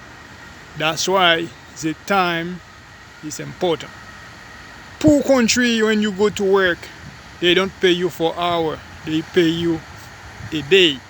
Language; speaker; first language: English; non-native, learner; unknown